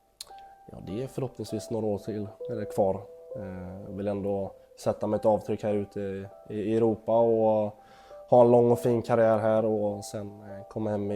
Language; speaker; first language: Swedish; native; Swedish